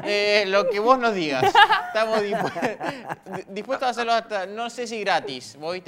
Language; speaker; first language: Spanish; native; Spanish